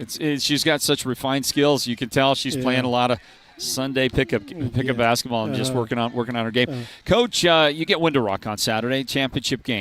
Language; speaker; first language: English; native; English